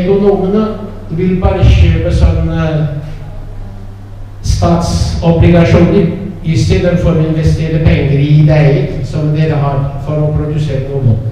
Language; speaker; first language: Norwegian; non-native, fluent; Italian